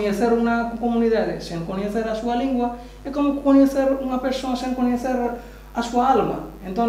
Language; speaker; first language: Galician; non-native, learner; Bangla